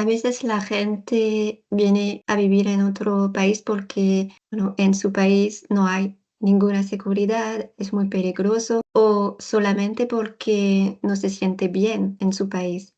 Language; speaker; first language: Spanish; non-native, learner; French